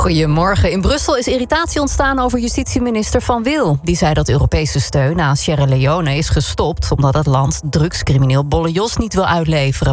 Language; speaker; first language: Dutch; native; Dutch